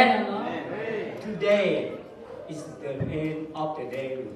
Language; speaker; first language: English; non-native, learner; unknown